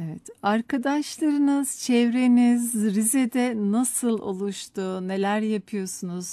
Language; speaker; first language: Turkish; native; Turkish